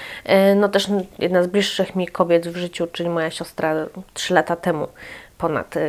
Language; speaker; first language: Polish; native; Polish